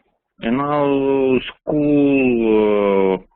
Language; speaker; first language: English; non-native, learner; Russian